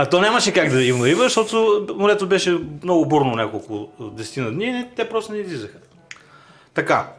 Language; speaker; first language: Bulgarian; native; Bulgarian